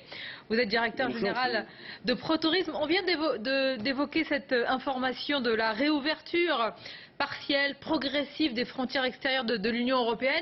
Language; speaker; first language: French; native; French